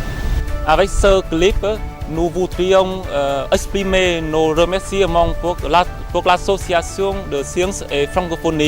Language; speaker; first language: French; non-native, fluent; Vietnamese